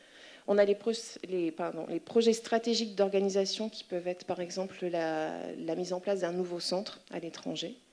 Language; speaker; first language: French; native; French